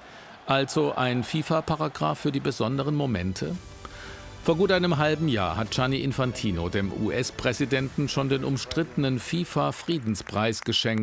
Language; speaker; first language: German; native; German